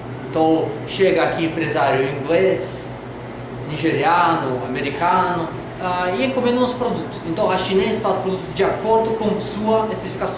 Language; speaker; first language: Portuguese; non-native, learner; Russian